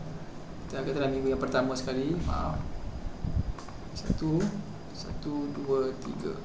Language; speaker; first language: Malay; native; Malay